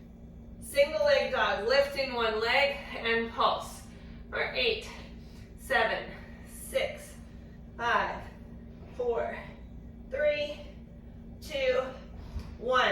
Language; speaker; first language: English; native; English